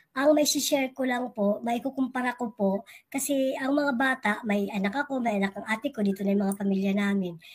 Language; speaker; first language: Filipino; non-native, local second language; Waray